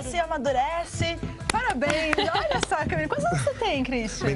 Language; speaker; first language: Portuguese; native; Portuguese